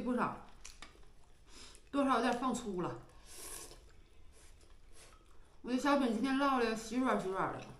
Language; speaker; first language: Chinese; native; Chinese